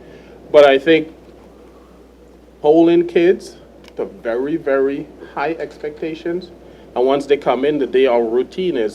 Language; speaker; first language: English; native; English